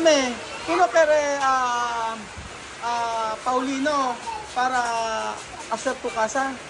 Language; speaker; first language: Spanish; non-native, learner; Filipino